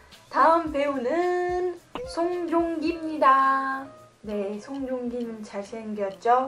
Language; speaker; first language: Korean; non-native, fluent; French